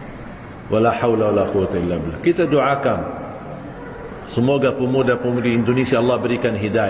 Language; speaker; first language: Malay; non-native, fluent; Arabic